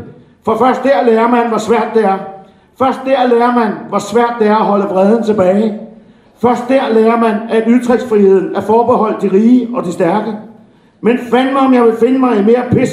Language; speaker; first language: Danish; native; Danish